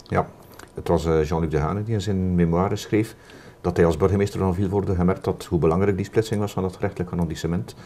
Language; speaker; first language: Dutch; native; Dutch